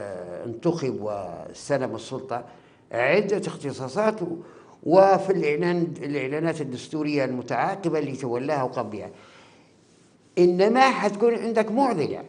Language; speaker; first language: Arabic; native; Arabic